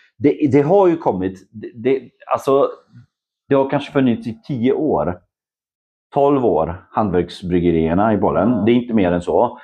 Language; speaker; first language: Swedish; non-native, fluent; Polish